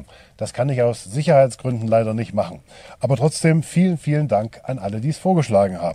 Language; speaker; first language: German; native; German